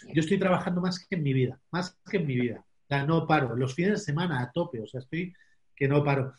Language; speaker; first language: Spanish; native; Spanish